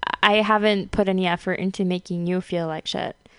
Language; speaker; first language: English; non-native, fluent; Spanish